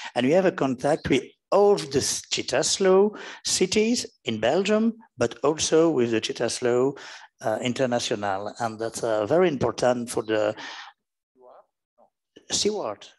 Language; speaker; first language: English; non-native, learner; French